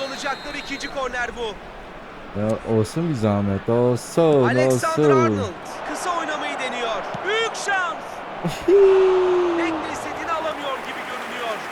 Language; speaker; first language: Turkish; native; Turkish